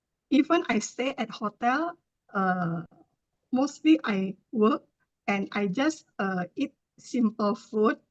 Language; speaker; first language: English; non-native, learner; Thai